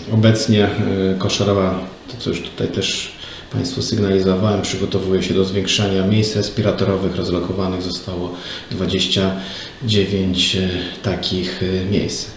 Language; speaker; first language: Polish; native; Polish